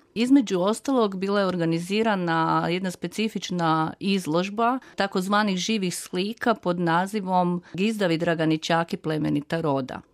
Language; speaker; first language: Croatian; native; Croatian